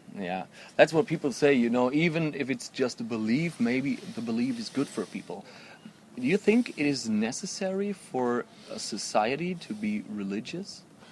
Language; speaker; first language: English; non-native, fluent; German